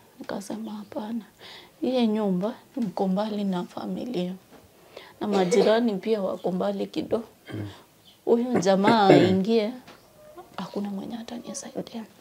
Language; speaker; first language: Swahili; non-native, local second language; Gusii